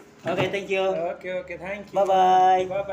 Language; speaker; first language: English; non-native, learner; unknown